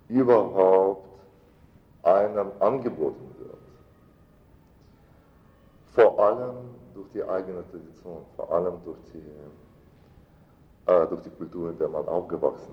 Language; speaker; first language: German; non-native, fluent; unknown